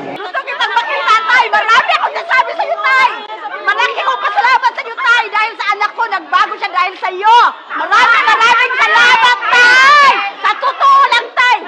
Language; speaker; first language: Filipino; non-native, local second language; Cebuano